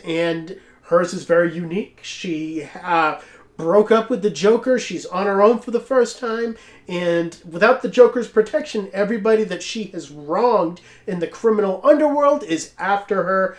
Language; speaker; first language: English; native; English